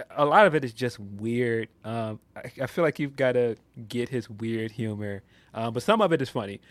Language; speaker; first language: English; native; English